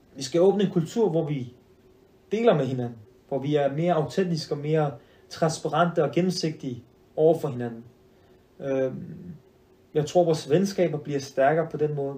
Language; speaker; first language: Danish; early bilingual, other home language; Arabic